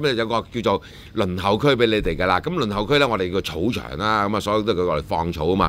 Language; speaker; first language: Cantonese; native; Cantonese